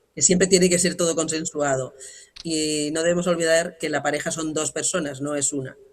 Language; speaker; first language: Spanish; native; Spanish